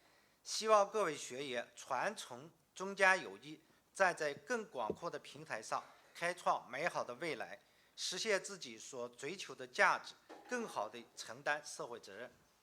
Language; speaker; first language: Chinese; native; Chinese